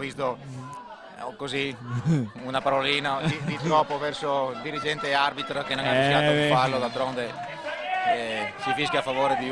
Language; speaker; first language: Italian; native; Italian